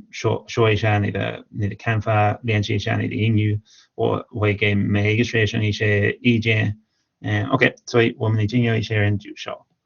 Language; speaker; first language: Chinese; non-native, fluent; English